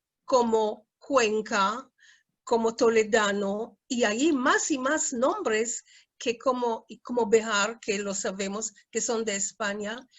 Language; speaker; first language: Spanish; early bilingual, heritage; Spanish